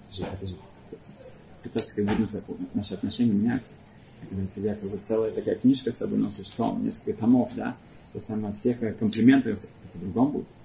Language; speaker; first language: Russian; early bilingual, heritage; Russian